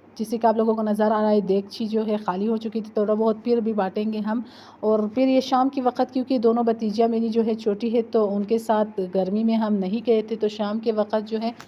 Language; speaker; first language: Urdu; native; Urdu